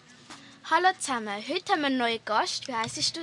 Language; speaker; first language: German; native; German